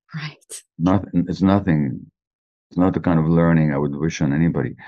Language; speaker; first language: English; native; English